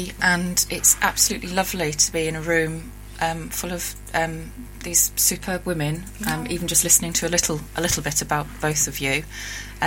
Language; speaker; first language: English; native; English